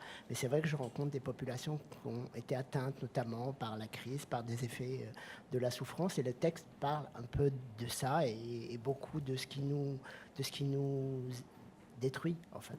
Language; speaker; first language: French; native; French